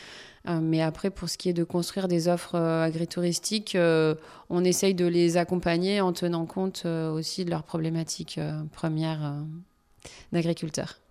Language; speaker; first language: French; native; French